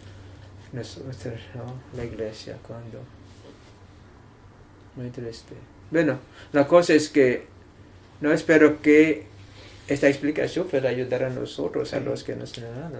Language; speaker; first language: Spanish; non-native, learner; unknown